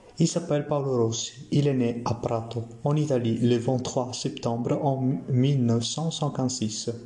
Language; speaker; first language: French; non-native, learner; Italian